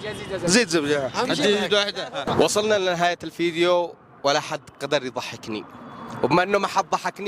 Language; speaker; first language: Arabic; native; Arabic